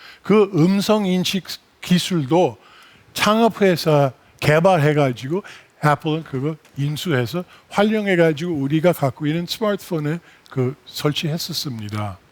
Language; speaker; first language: Korean; non-native, fluent; English